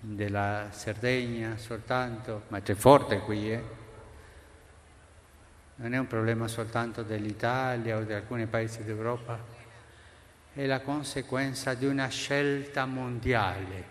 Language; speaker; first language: Italian; non-native, fluent; Spanish